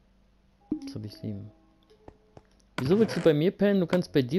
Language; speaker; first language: German; native; German